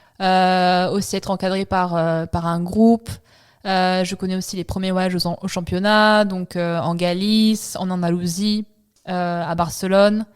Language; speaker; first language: French; early bilingual, other home language; Italian